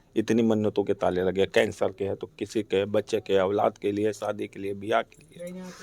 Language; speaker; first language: Hindi; native; Hindi